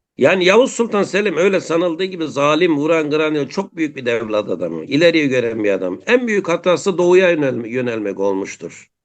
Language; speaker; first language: Turkish; native; Turkish